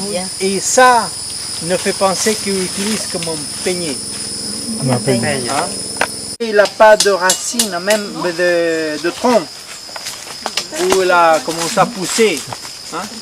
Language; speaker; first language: French; non-native, fluent; Spanish